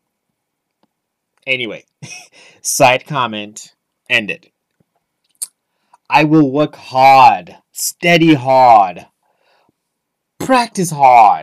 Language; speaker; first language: English; non-native, local second language; Ewe